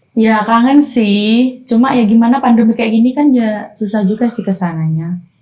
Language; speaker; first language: Indonesian; native; Indonesian